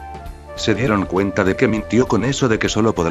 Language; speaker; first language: Spanish; native; Spanish